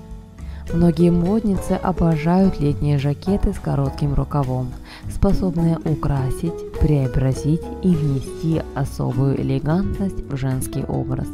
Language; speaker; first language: Russian; native; Russian